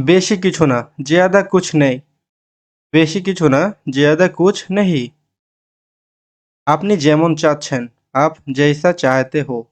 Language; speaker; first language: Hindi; non-native, learner; Bangla